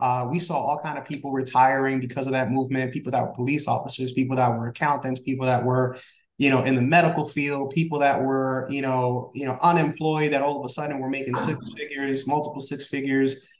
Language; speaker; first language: English; early bilingual, other home language; Spanish